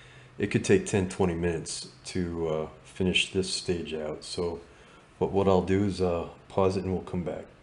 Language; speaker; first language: English; native; English